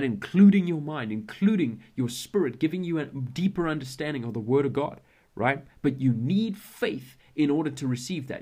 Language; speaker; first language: English; native; English